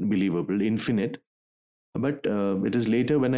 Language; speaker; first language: English; non-native, local second language; Malayalam